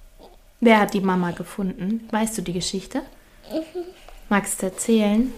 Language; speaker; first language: German; native; German